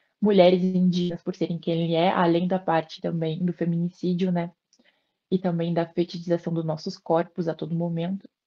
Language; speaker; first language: Portuguese; native; Portuguese